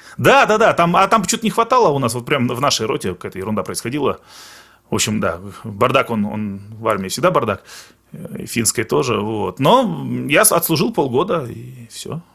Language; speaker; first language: Russian; early bilingual, other home language; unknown